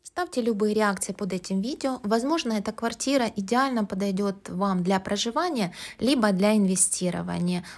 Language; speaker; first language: Russian; native; Russian